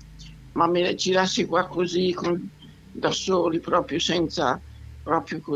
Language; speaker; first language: Italian; native; Italian